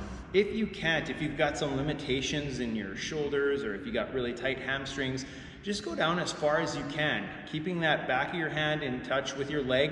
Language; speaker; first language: English; native; English